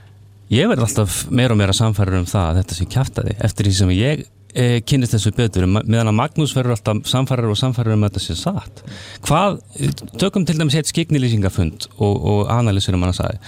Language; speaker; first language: Icelandic; native; Icelandic